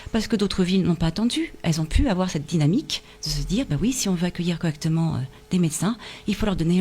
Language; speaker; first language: French; native; French